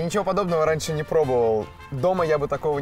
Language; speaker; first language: Russian; native; Russian